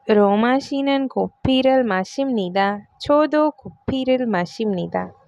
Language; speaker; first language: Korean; non-native, fluent; Hindi